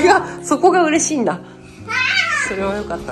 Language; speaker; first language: Japanese; native; Japanese